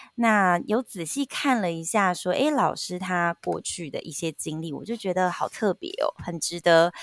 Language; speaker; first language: Chinese; native; Chinese